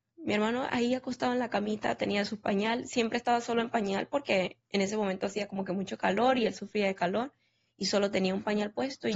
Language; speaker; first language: Spanish; native; Spanish